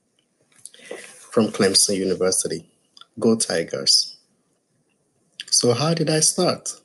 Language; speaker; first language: English; non-native, local second language; Yoruba